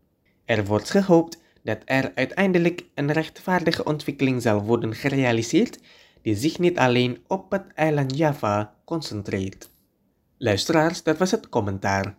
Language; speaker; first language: Dutch; non-native, fluent; Indonesian